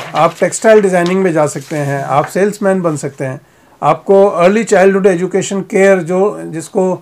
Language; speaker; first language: Hindi; native; Hindi